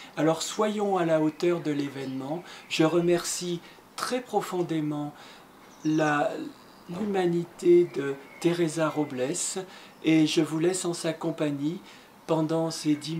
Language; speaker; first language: French; native; French